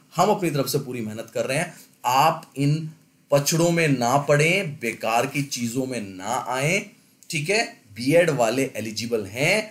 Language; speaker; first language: Hindi; native; Hindi